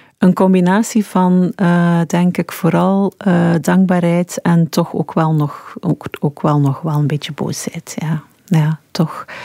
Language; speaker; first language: Dutch; native; Dutch